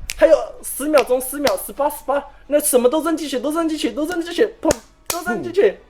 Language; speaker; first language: Chinese; early bilingual, heritage; Chinese